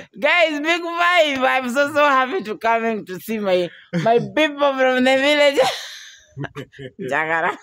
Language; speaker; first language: English; non-native, learner; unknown